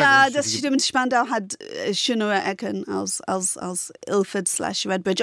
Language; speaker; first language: German; non-native, fluent; English